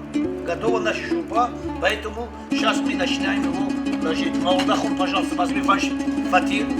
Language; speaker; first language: Russian; non-native, fluent; Tajik